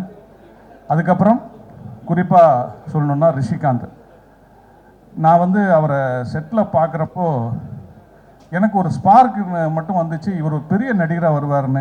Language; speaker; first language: Tamil; native; Tamil